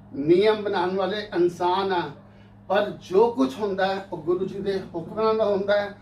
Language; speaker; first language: Hindi; non-native, local second language; Punjabi